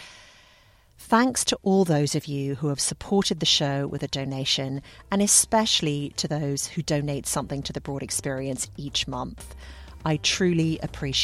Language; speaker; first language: English; native; English